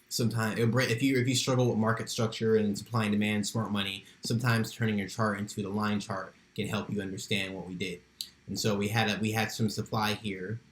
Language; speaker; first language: English; native; English